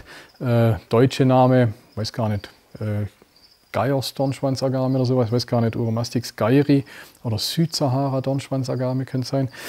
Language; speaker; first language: German; native; German